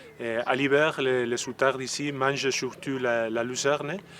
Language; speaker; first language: French; non-native, learner; Spanish